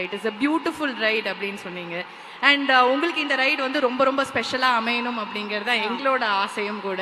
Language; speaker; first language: Tamil; native; Tamil